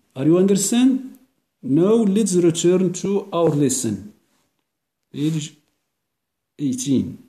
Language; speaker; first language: English; non-native, learner; Arabic